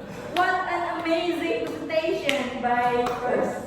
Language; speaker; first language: English; non-native, learner; Indonesian